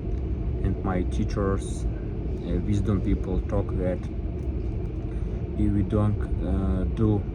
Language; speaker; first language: English; non-native, learner; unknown